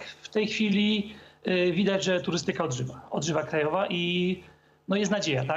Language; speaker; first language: Polish; native; Polish